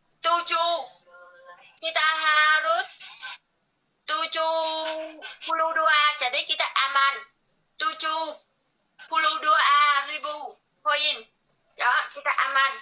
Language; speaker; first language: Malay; non-native, learner; Vietnamese